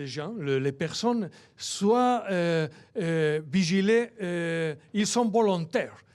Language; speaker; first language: French; non-native, fluent; Spanish